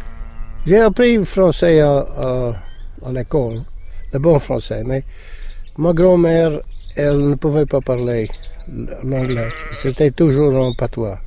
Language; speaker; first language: French; non-native, local second language; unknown